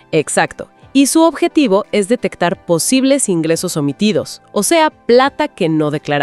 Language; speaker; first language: Spanish; native; Spanish